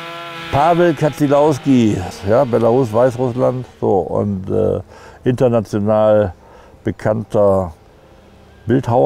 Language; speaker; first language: German; native; German